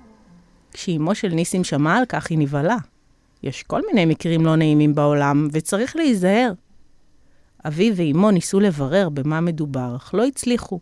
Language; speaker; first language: Hebrew; native; Hebrew